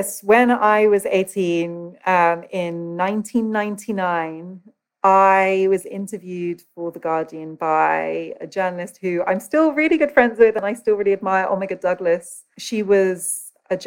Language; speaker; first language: English; native; English